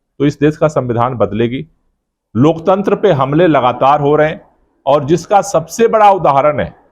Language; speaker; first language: Hindi; native; Hindi